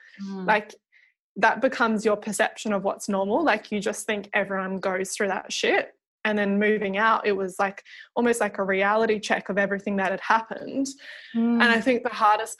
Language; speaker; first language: English; native; English